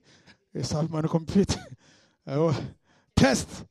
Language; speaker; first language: German; non-native, fluent; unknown